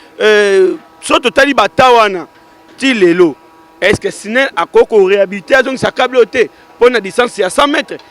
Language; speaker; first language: Lingala; native; Lingala